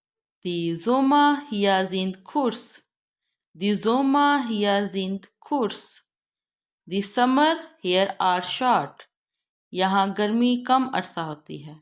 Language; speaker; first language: German; non-native, learner; Urdu